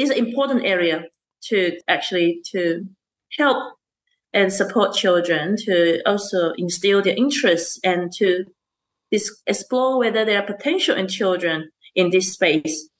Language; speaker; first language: English; non-native, local second language; Chinese